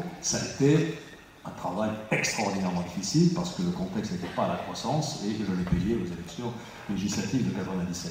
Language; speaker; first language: French; native; French